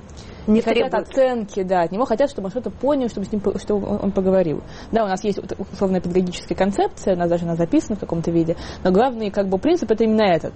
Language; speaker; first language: Russian; native; Russian